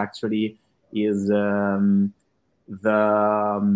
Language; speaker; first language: English; non-native, fluent; Italian